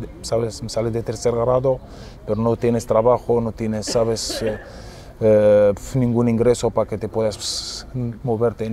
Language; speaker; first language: Spanish; non-native, fluent; Arabic